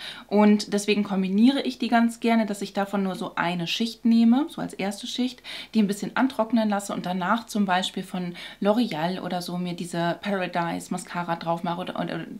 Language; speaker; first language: German; native; German